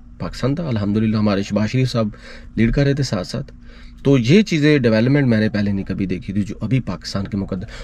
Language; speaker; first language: Urdu; non-native, local second language; Punjabi